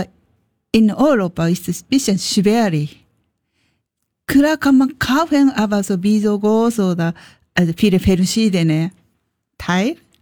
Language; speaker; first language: German; non-native, learner; Japanese